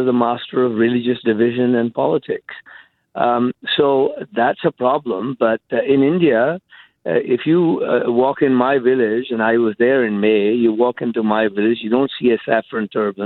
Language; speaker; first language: English; non-native, local second language; Punjabi